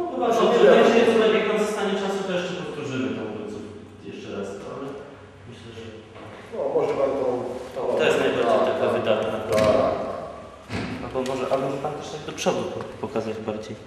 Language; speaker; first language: Polish; native; Polish